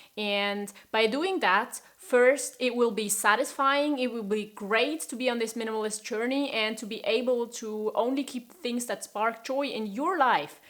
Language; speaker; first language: English; non-native, fluent; German